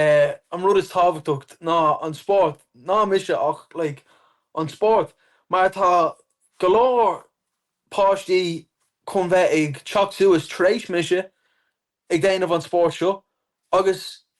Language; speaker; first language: Irish; non-native, local second language; English